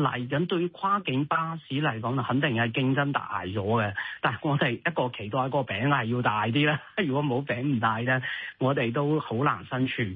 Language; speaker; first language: Cantonese; native; Cantonese